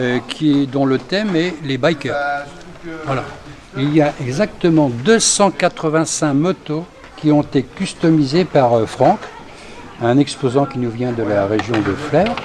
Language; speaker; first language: French; native; French